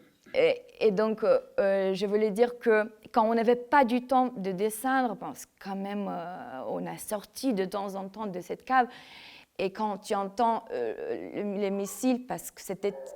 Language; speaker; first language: French; non-native, fluent; Ukrainian